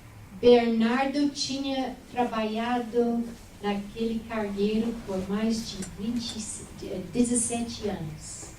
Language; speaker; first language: Portuguese; non-native, fluent; English